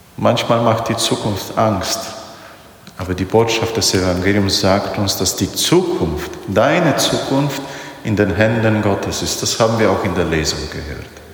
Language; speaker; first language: German; non-native, fluent; Polish